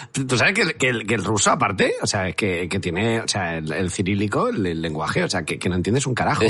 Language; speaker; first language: Spanish; native; Spanish